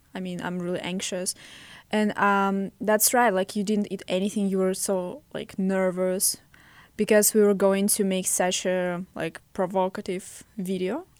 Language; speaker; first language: English; non-native, fluent; Russian